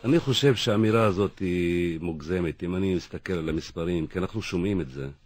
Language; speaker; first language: Hebrew; non-native, local second language; Arabic